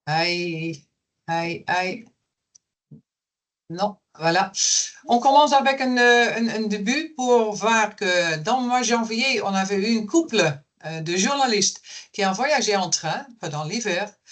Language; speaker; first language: French; non-native, fluent; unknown